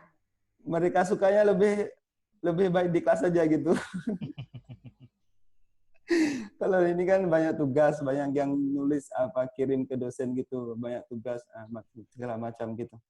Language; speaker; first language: Indonesian; non-native, fluent; Thai